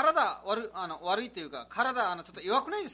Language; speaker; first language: Japanese; non-native, fluent; Nepali